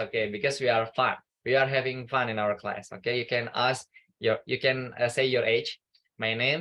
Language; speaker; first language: English; non-native, fluent; Indonesian